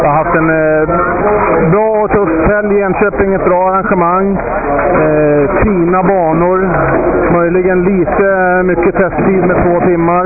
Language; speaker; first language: Swedish; native; Swedish